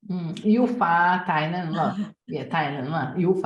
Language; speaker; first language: Chinese; non-native, learner; Portuguese